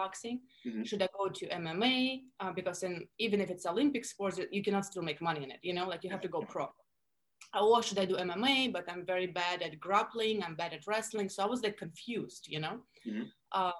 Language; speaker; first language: English; non-native, fluent; Russian